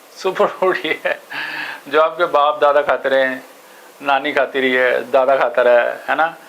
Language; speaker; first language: Hindi; non-native, local second language; Punjabi